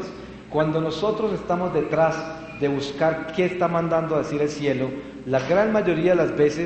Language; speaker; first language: Spanish; native; Spanish